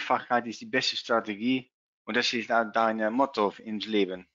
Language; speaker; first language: German; non-native, learner; Dutch